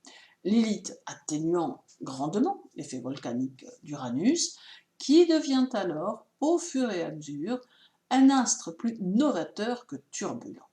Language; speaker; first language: French; native; French